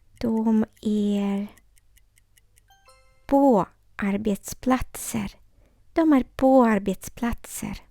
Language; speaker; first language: Swedish; non-native, fluent; Ukrainian